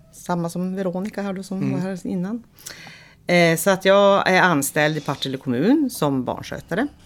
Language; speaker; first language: Swedish; native; Swedish